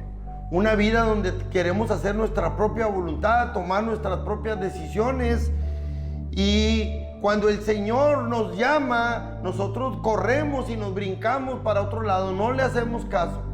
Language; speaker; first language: Spanish; native; Spanish